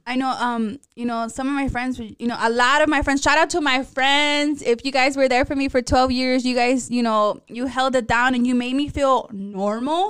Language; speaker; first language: English; early bilingual, other home language; Spanish